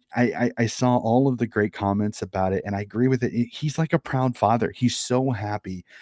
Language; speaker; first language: English; native; English